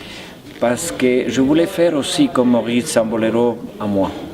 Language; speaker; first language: French; non-native, fluent; Spanish